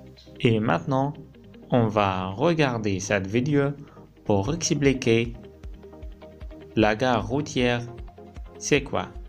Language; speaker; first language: French; non-native, fluent; Arabic